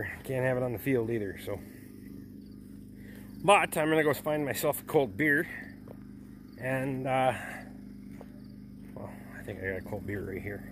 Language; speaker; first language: English; native; English